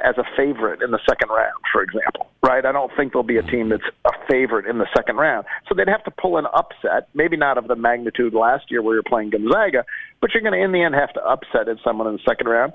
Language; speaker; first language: English; native; English